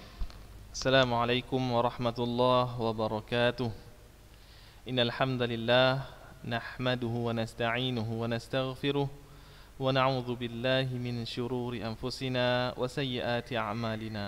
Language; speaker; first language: Arabic; non-native, fluent; Indonesian